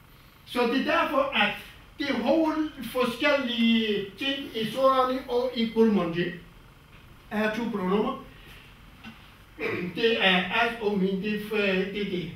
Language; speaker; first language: Danish; non-native, fluent; Kurdish